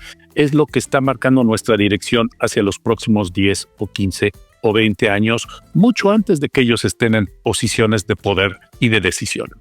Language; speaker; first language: Spanish; native; Spanish